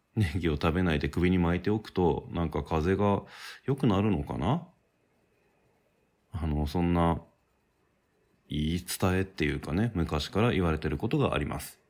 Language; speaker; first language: Japanese; native; Japanese